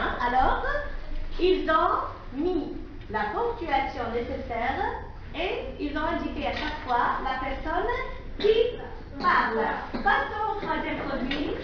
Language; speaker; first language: French; non-native, local second language; Arabic